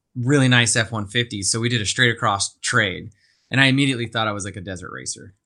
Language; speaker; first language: English; native; English